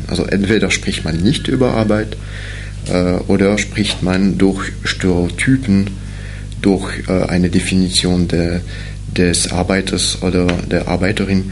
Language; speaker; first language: German; non-native, fluent; French